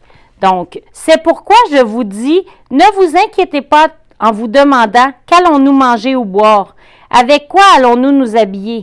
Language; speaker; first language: French; native; French